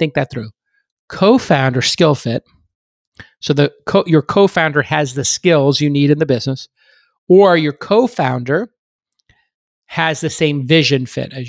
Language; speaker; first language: English; native; English